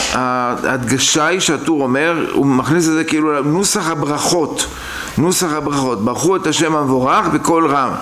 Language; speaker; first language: Hebrew; native; Hebrew